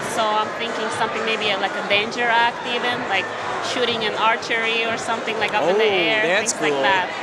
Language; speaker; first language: English; non-native, fluent; Ukrainian